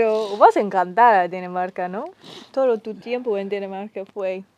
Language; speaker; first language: Spanish; non-native, learner; English